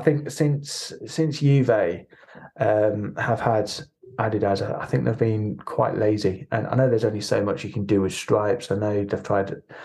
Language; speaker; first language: English; native; English